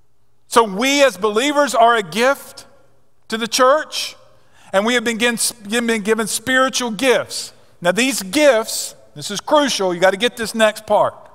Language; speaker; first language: English; native; English